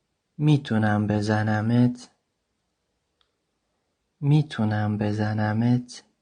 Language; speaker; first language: Persian; non-native, fluent; Central Kurdish